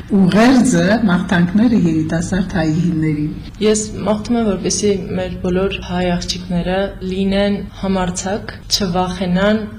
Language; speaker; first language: Armenian; native; Armenian